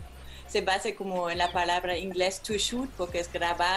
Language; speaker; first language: Spanish; non-native, fluent; German